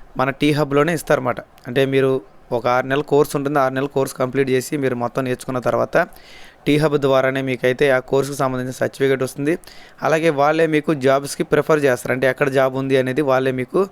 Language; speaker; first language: Telugu; native; Telugu